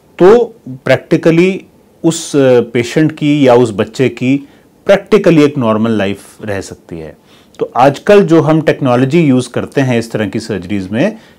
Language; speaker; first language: Hindi; native; Hindi